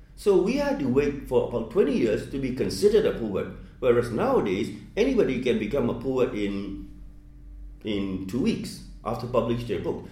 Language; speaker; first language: English; non-native, fluent; Burmese